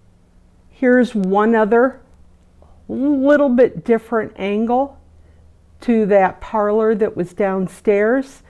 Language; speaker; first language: English; native; English